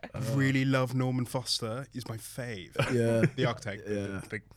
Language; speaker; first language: English; early bilingual, other home language; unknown